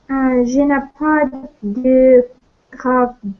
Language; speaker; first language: French; non-native, learner; Russian